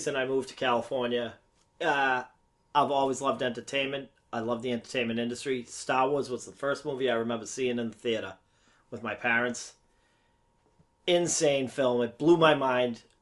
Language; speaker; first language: English; native; English